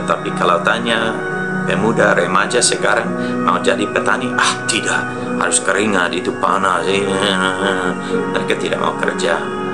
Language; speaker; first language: Indonesian; non-native, fluent; English